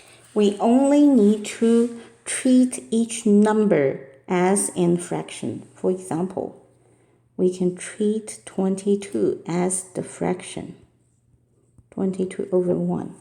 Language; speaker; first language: English; non-native, fluent; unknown